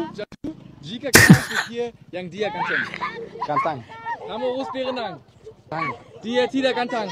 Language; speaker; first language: Indonesian; non-native, learner; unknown